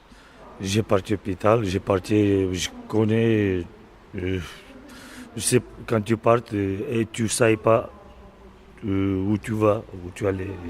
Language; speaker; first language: French; non-native, learner; Romanian